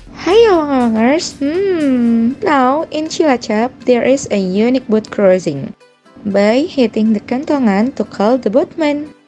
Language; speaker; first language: English; non-native, learner; Indonesian